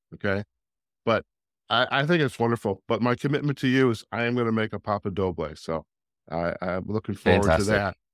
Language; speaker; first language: English; native; English